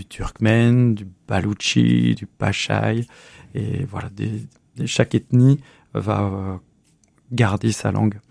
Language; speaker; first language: French; native; French